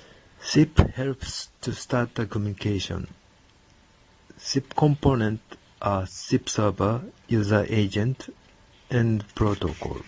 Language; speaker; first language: English; non-native, learner; Japanese